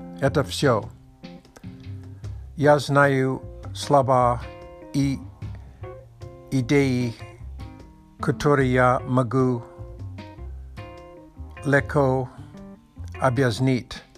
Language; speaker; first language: Russian; non-native, learner; English